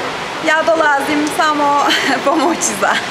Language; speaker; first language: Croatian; non-native, learner; Turkish